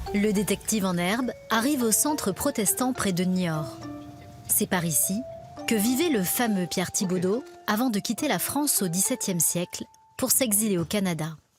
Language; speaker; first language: French; native; French